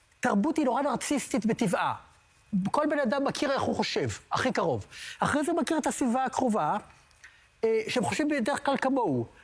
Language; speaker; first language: Hebrew; native; Hebrew